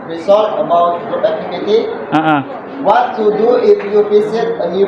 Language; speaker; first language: English; non-native, learner; Indonesian